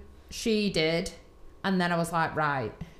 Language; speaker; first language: English; native; English